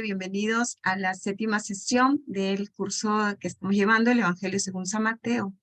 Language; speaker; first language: Spanish; native; Spanish